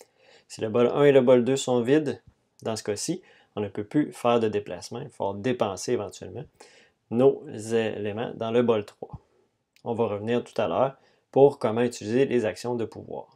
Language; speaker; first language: French; native; French